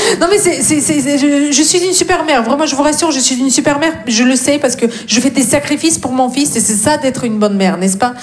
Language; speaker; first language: French; non-native, fluent; Russian